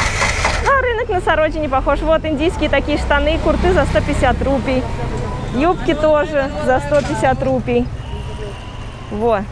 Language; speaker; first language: Russian; native; Russian